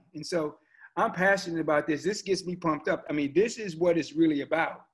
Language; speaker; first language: English; native; English